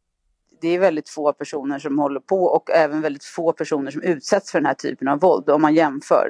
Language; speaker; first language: Swedish; native; Swedish